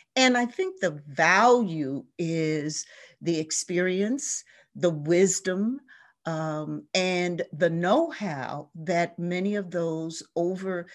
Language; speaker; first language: English; native; English